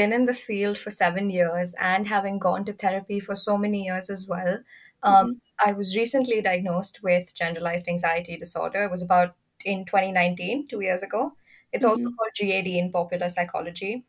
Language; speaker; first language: English; non-native, local second language; Hindi